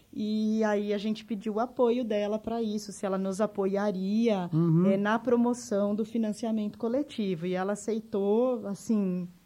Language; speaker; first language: Portuguese; native; Portuguese